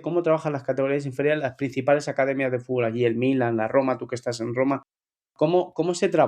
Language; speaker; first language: Spanish; native; Spanish